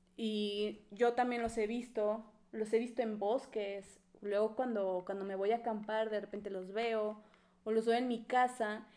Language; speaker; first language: Spanish; native; Spanish